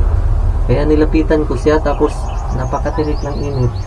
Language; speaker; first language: Filipino; non-native, local second language; Cebuano